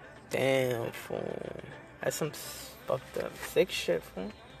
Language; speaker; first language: English; early bilingual, other home language; Spanish